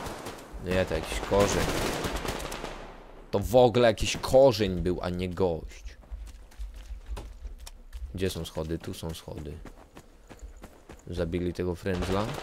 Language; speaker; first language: Polish; native; Polish